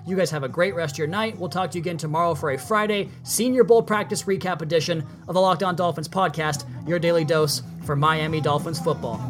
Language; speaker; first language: English; native; English